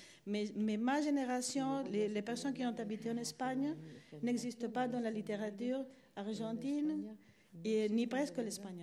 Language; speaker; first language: French; non-native, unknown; Spanish